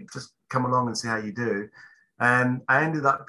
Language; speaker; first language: English; native; English